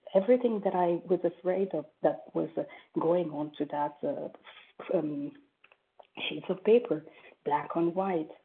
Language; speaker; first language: English; non-native, fluent; French